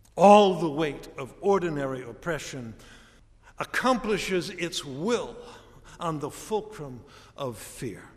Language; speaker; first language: English; native; English